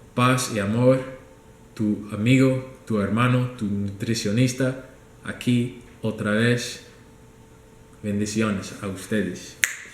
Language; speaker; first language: Spanish; non-native, fluent; English